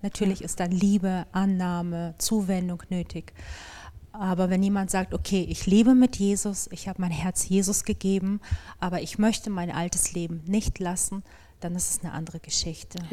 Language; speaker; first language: German; native; German